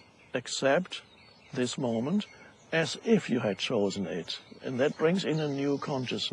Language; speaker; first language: English; non-native, fluent; German